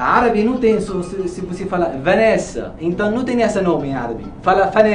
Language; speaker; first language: Portuguese; non-native, learner; Arabic